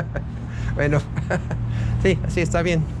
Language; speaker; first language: Spanish; non-native, learner; English